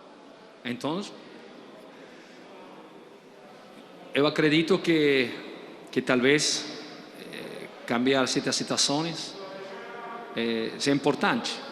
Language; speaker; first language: Portuguese; non-native, fluent; Spanish